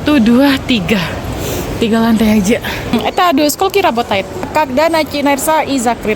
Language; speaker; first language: Russian; non-native, learner; Indonesian